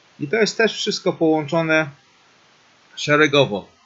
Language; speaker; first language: Polish; native; Polish